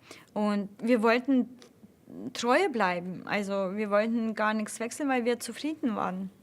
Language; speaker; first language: German; non-native, fluent; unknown